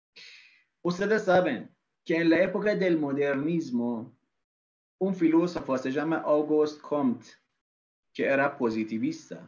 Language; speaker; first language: Spanish; non-native, fluent; Persian